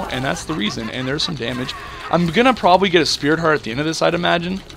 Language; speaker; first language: English; native; English